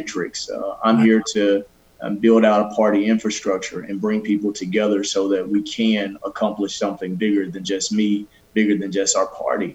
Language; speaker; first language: English; native; English